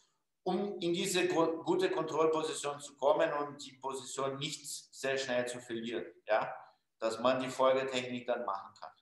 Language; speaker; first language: German; non-native, fluent; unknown